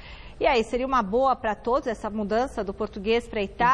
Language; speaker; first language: Portuguese; native; Portuguese